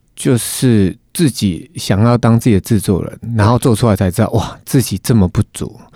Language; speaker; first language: Chinese; non-native, local second language; Min Nan Chinese